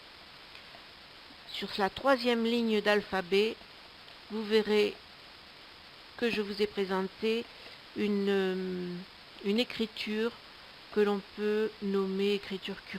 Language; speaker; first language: French; native; French